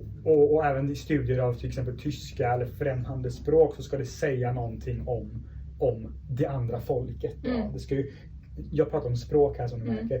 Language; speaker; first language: Swedish; early bilingual, other home language; Persian